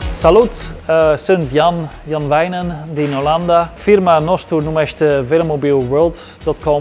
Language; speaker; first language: Romanian; non-native, learner; Dutch